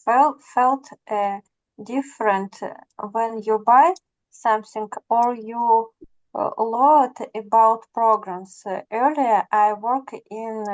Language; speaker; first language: English; non-native, learner; Russian